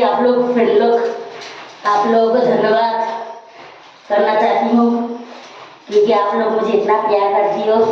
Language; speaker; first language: Hindi; non-native, local second language; Bangla